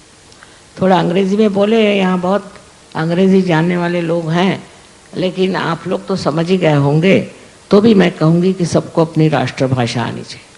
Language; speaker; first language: Hindi; non-native, local second language; Marathi